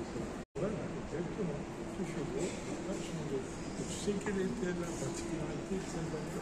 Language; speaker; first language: French; non-native, fluent; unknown